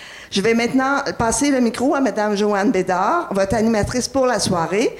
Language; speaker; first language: French; native; French